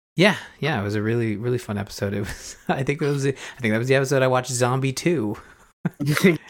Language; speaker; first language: English; native; English